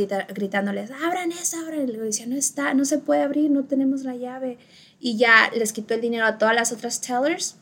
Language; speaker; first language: Spanish; early bilingual, other home language; English